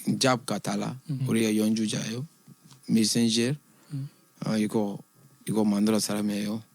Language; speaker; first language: Korean; non-native, learner; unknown